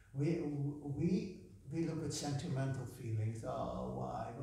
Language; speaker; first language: English; non-native, fluent; Dutch